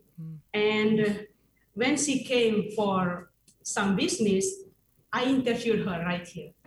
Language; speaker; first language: English; non-native, fluent; Indonesian